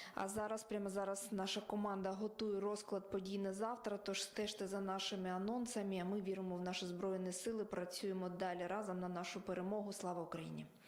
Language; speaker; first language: Ukrainian; native; Ukrainian